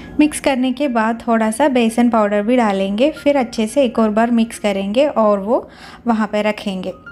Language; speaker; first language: Hindi; non-native, local second language; Malayalam